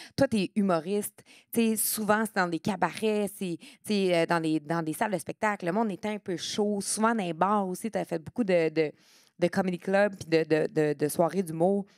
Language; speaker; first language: French; native; French